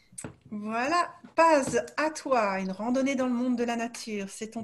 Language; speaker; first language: French; native; French